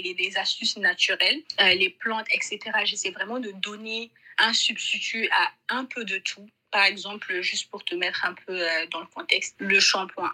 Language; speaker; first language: French; non-native, local second language; Bambara